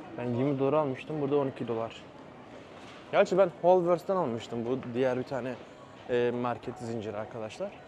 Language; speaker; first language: Turkish; native; Turkish